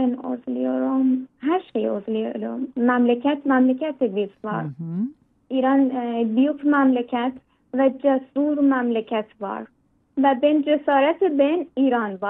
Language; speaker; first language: Turkish; non-native, learner; Persian